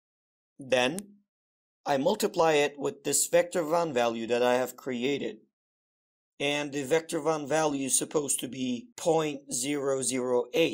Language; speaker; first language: English; non-native, fluent; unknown